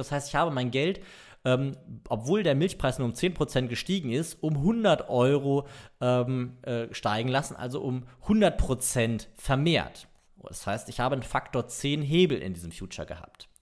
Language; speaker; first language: German; native; German